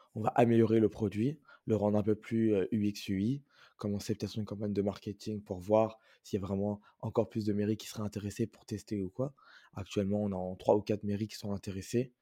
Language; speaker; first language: French; native; French